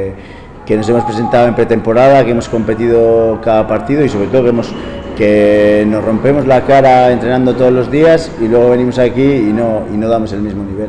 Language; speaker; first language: Spanish; native; Spanish